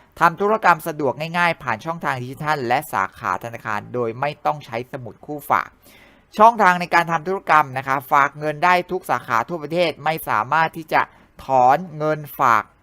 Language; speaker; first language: Thai; native; Thai